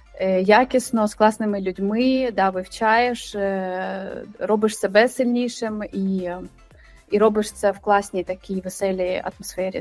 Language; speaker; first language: Ukrainian; non-native, local second language; Russian